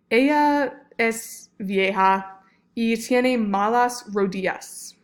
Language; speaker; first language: Spanish; non-native, learner; English